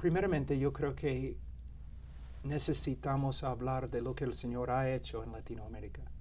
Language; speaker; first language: Spanish; non-native, fluent; English